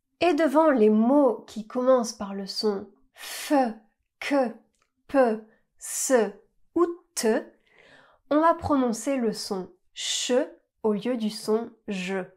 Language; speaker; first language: French; native; French